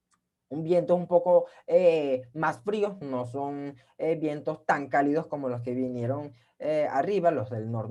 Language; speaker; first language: Spanish; native; Spanish